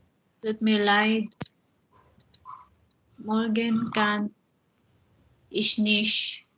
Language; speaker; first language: German; non-native, learner; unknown